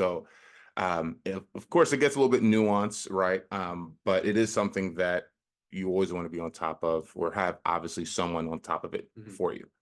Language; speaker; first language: English; native; English